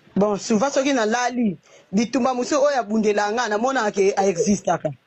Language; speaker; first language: Lingala; non-native, local second language; Kongo